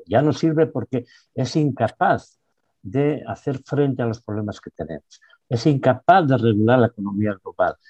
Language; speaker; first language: Spanish; non-native, local second language; Basque